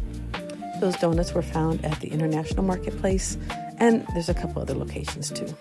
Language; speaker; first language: English; native; English